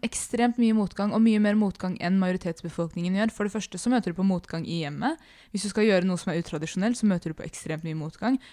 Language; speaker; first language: Norwegian; early bilingual, other home language; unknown